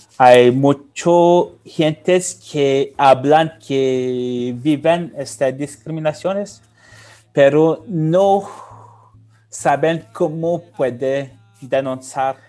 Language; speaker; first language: Spanish; non-native, learner; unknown